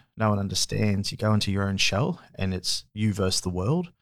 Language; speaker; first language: English; native; English